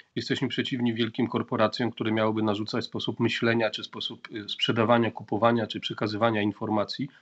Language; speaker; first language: Polish; native; Polish